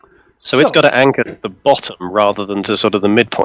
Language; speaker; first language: English; native; English